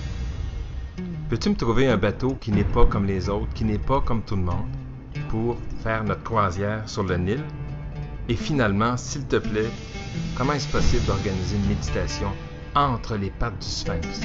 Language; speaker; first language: French; native; French